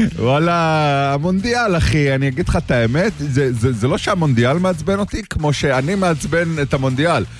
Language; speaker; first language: Hebrew; native; Hebrew